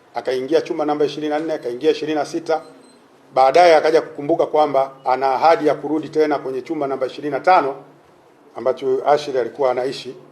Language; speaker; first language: Swahili; native; Swahili